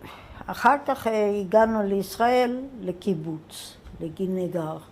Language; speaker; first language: Hebrew; non-native, fluent; German